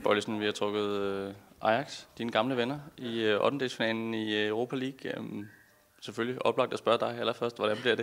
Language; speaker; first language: Danish; native; Danish